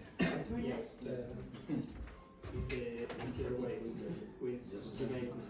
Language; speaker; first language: English; non-native, learner; Spanish